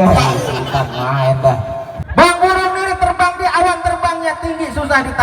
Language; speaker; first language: Indonesian; native; Indonesian